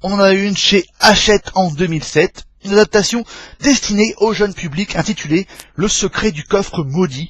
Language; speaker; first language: French; native; French